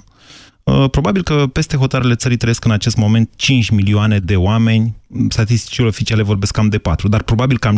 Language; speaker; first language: Romanian; native; Romanian